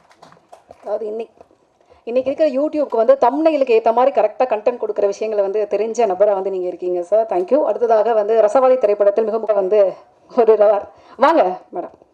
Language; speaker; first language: Tamil; native; Tamil